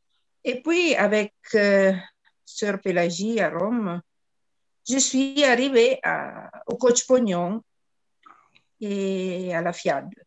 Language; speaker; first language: French; non-native, fluent; Italian